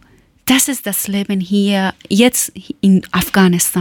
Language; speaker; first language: German; non-native, fluent; Persian